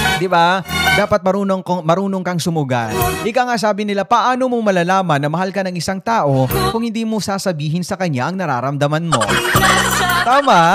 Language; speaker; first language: Filipino; non-native, local second language; Waray